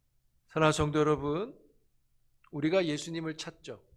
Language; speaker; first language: Korean; native; Korean